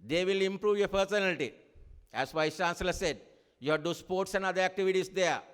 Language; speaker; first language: English; non-native, local second language; Sinhala